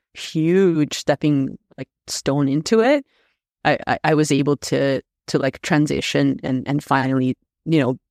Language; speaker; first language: English; non-native, fluent; Russian